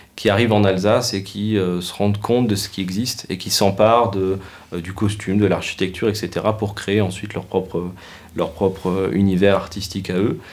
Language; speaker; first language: French; native; French